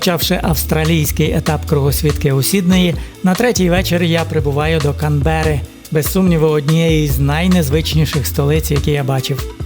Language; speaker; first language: Ukrainian; native; Ukrainian